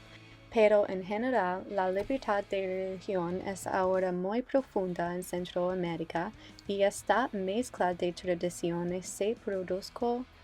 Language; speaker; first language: Spanish; non-native, learner; English